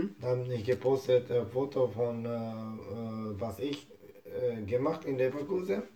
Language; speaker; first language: German; non-native, learner; Japanese